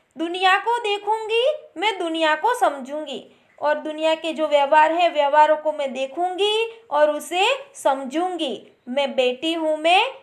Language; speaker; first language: Hindi; non-native, local second language; Gujarati